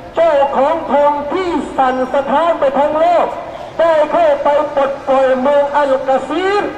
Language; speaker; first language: Thai; native; Thai